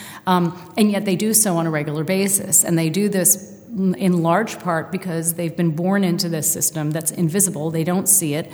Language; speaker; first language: English; native; English